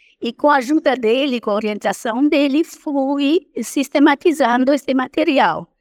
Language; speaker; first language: Portuguese; non-native, fluent; Italian